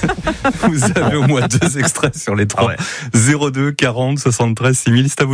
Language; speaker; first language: French; native; French